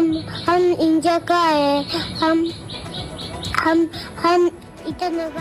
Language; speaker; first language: Hindi; non-native, local second language; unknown